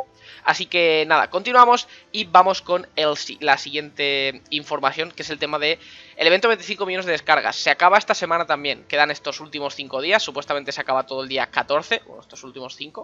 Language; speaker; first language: Spanish; native; Spanish